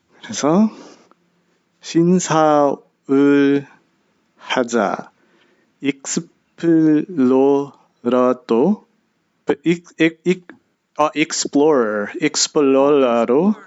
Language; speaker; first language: Korean; non-native, learner; English